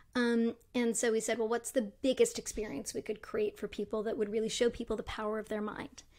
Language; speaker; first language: English; native; English